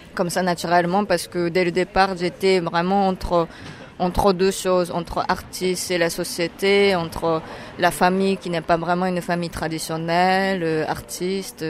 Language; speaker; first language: French; non-native, fluent; Japanese